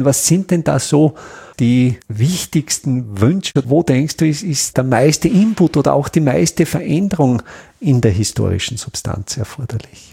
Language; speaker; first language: German; native; German